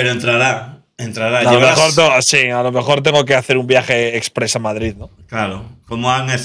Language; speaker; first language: Spanish; native; Spanish